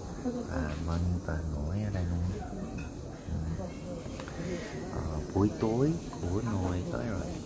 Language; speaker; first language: Vietnamese; non-native, learner; Korean